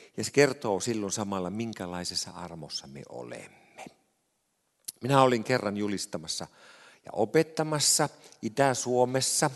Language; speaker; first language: Finnish; native; Finnish